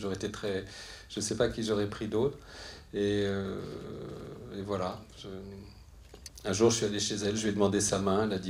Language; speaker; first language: French; native; French